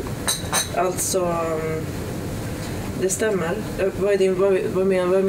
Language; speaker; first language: Swedish; native; Swedish